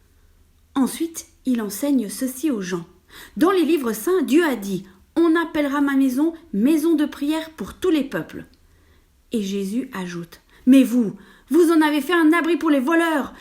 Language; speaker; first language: French; native; French